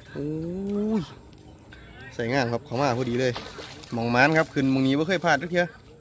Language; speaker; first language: Thai; native; Thai